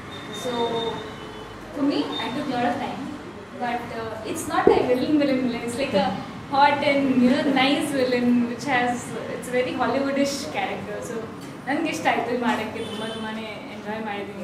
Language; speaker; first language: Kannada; non-native, fluent; Hindi